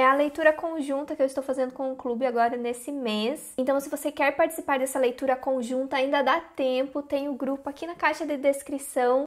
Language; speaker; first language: Portuguese; native; Portuguese